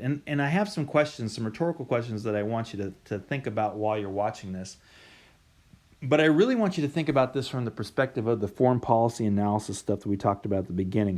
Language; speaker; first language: English; native; English